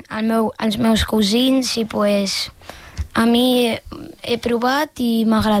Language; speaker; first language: Catalan; non-native, local second language; Spanish